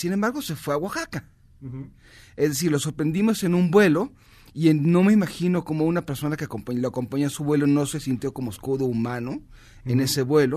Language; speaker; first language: Spanish; native; Spanish